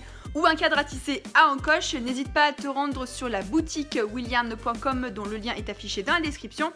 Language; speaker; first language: French; native; French